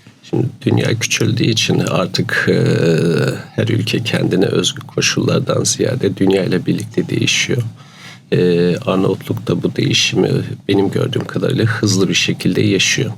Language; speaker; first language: Turkish; native; Turkish